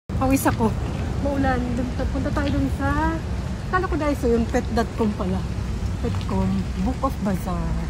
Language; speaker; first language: Filipino; native; Filipino